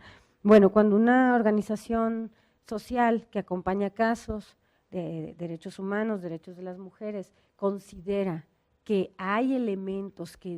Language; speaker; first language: Spanish; native; Spanish